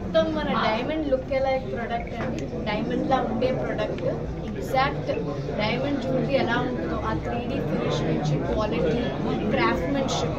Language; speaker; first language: Telugu; native; Telugu